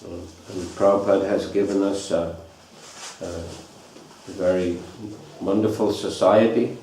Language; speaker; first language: English; non-native, fluent; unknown